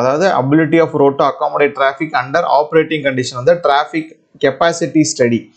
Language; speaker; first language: English; non-native, local second language; Tamil